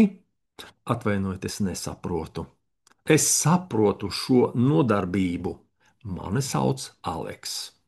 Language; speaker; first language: Latvian; non-native, learner; Russian